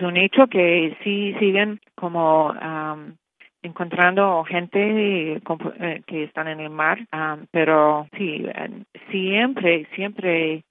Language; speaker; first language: Spanish; non-native, fluent; English